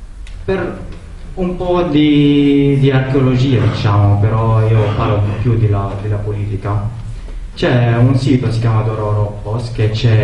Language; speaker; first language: Italian; non-native, learner; Arabic